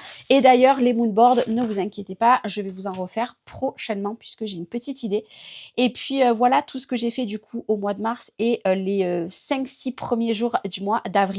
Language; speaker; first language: French; native; French